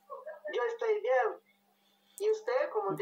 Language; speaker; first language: Spanish; non-native, learner; Portuguese